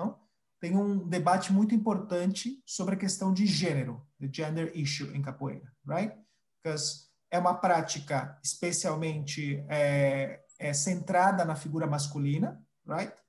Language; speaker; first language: Portuguese; early bilingual, other home language; Spanish